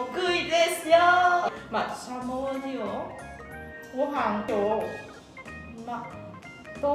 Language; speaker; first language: Japanese; non-native, learner; Filipino